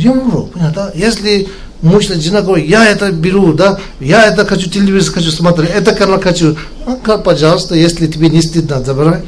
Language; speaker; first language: Russian; non-native, learner; Tibetan